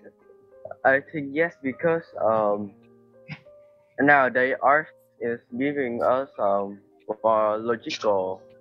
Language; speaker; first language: English; non-native, learner; Vietnamese